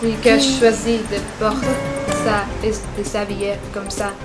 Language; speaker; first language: French; non-native, learner; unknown